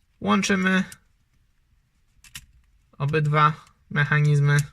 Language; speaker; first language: Polish; native; Polish